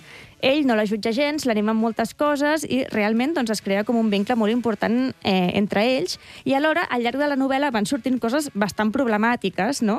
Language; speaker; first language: Catalan; native; Catalan